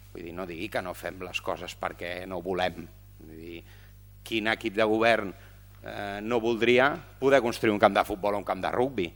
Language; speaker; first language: Catalan; native; Catalan